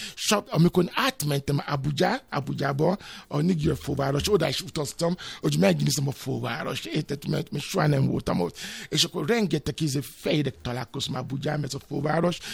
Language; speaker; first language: Hungarian; non-native, learner; Yoruba